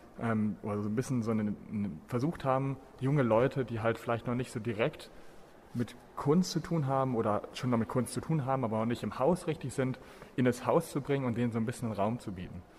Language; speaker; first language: German; native; German